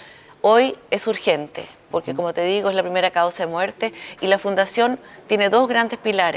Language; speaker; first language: Spanish; native; Spanish